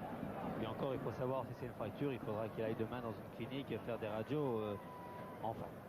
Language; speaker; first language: French; native; French